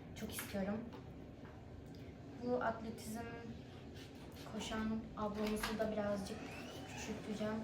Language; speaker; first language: Turkish; early bilingual, other home language; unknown